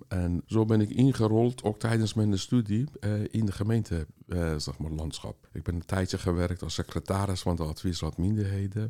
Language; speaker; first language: Dutch; non-native, fluent; Persian